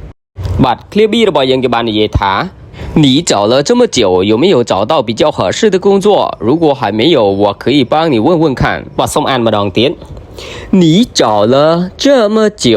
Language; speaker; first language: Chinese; non-native, fluent; Khmer